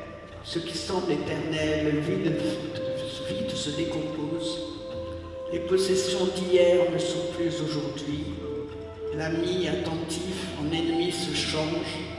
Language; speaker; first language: French; native; French